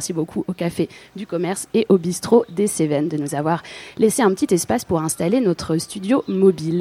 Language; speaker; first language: French; native; French